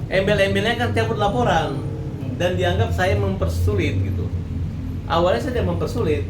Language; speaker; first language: Indonesian; native; Indonesian